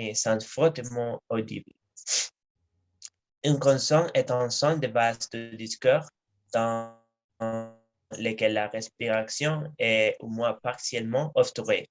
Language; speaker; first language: French; non-native, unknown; Spanish